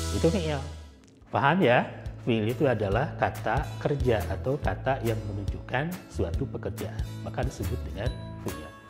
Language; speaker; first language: Indonesian; non-native, local second language; Sundanese